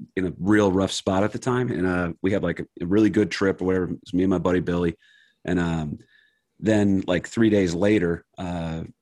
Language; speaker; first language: English; native; English